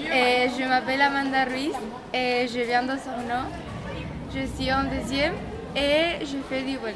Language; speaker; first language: French; non-native, learner; Spanish